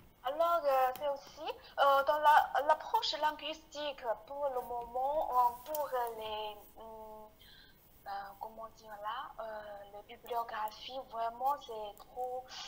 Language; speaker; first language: French; non-native, fluent; Chinese